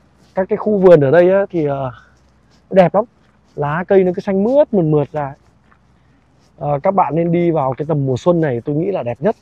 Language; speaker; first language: Vietnamese; native; Vietnamese